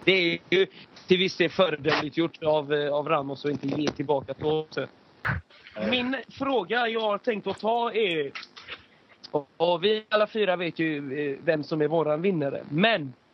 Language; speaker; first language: Swedish; early bilingual, other home language; Persian